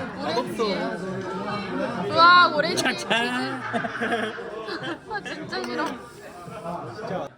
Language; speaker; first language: Korean; native; Korean